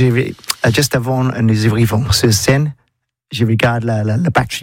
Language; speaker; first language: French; non-native, learner; English